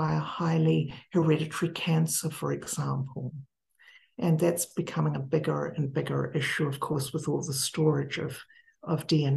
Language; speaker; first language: English; native; English